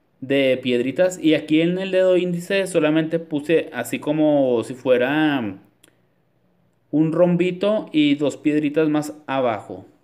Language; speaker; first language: Spanish; native; Spanish